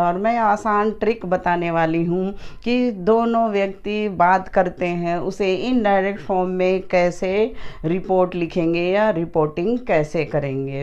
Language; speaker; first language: Hindi; native; Hindi